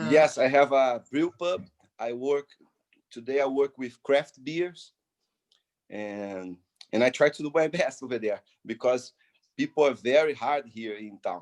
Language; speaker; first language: English; non-native, fluent; Portuguese